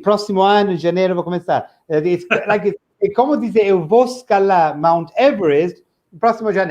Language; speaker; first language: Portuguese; non-native, fluent; English